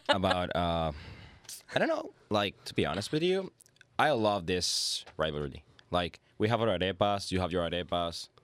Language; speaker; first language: English; non-native, fluent; Spanish